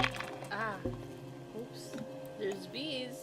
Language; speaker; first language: English; native; English